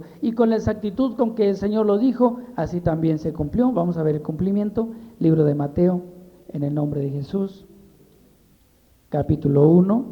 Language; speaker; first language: Spanish; native; Spanish